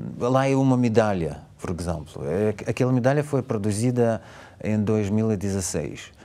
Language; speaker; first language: Portuguese; non-native, learner; Russian